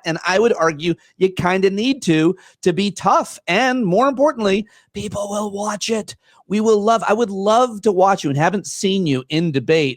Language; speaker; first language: English; native; English